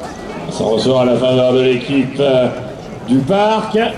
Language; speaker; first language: French; native; French